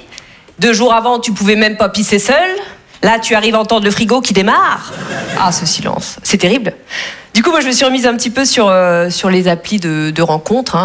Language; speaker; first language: French; native; French